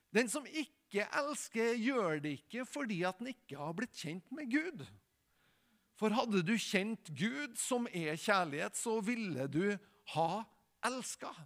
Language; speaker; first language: Norwegian; native; Norwegian